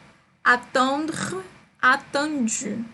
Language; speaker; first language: French; non-native, fluent; Portuguese